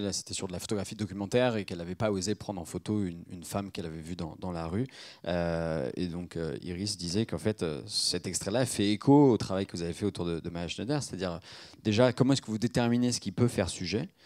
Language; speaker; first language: French; native; French